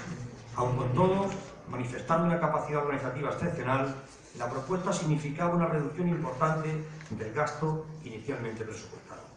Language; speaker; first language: Spanish; native; Spanish